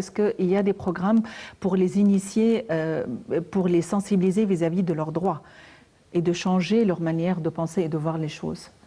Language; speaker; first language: French; non-native, fluent; Arabic